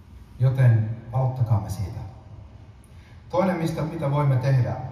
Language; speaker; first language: Finnish; early bilingual, other home language; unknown